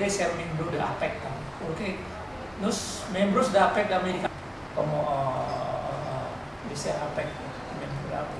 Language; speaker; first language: Spanish; non-native, learner; Indonesian